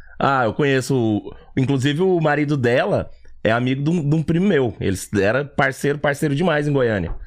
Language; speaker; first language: Portuguese; native; Portuguese